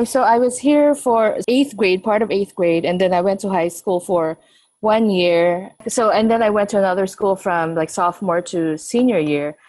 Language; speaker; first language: English; non-native, local second language; Filipino